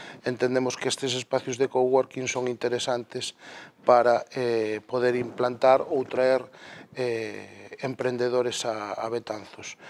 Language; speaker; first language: Galician; native; Galician